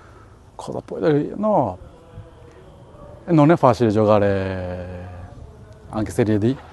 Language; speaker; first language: Italian; non-native, learner; Japanese